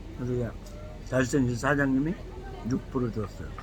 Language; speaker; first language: Korean; native; Korean